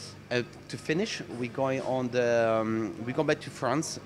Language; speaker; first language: English; non-native, fluent; Italian